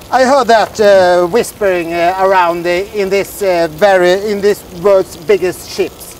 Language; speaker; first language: English; non-native, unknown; Swedish